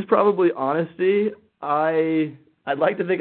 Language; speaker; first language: English; native; English